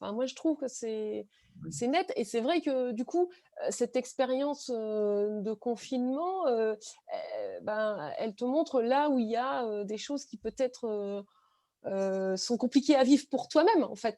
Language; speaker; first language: French; native; French